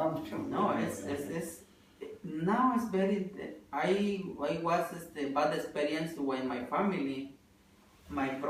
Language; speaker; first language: English; non-native, learner; Spanish